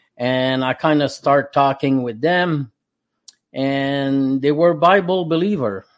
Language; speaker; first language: English; non-native, fluent; French